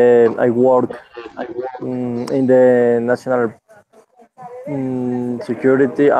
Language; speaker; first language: English; non-native, learner; Spanish